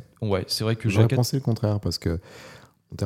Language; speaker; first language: French; native; French